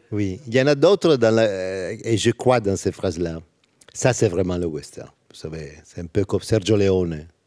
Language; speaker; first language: French; non-native, learner; Italian